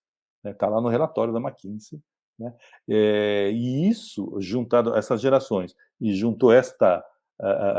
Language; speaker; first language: Portuguese; native; Portuguese